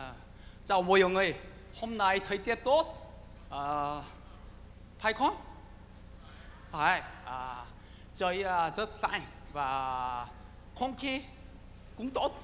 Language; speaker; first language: Vietnamese; non-native, learner; Korean